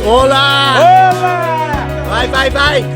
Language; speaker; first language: Portuguese; non-native, learner; English